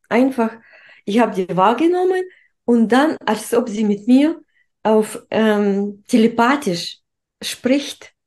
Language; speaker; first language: German; non-native, fluent; Russian